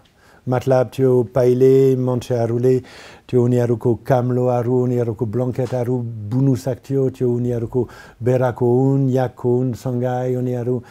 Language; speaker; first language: Nepali; non-native, learner; French